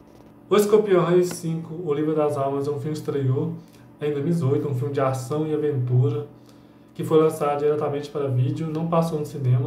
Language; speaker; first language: Portuguese; native; Portuguese